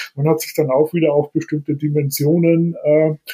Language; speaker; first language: German; native; German